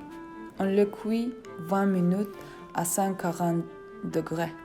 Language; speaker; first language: French; non-native, fluent; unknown